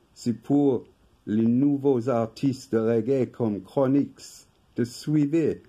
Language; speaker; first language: French; non-native, fluent; English